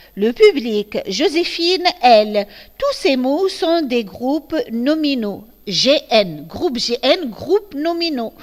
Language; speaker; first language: French; non-native, local second language; Arabic